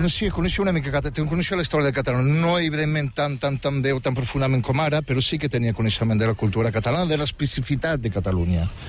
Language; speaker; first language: Catalan; non-native, fluent; Riffian